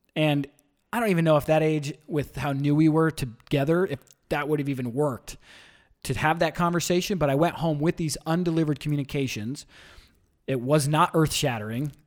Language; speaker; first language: English; native; English